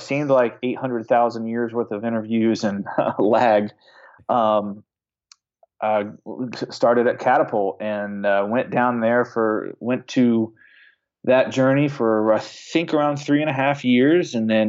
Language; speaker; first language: English; native; English